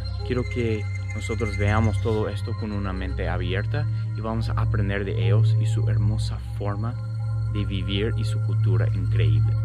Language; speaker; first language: Spanish; non-native, fluent; English